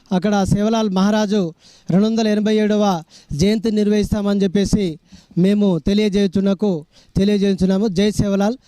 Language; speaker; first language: Telugu; non-native, local second language; Lambadi